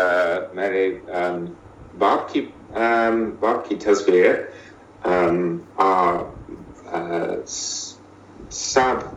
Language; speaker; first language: Hindi; non-native, learner; English